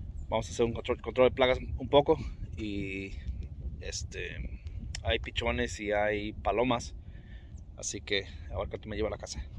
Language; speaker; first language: Spanish; native; Spanish